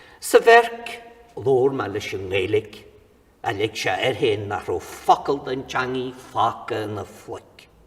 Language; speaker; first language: Irish; native; Irish